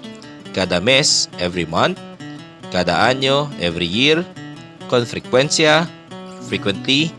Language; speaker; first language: Spanish; non-native, fluent; Filipino